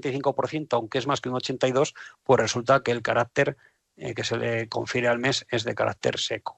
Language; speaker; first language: Spanish; native; Spanish